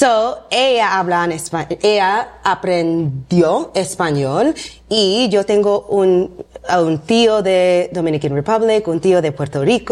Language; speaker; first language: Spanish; non-native, learner; English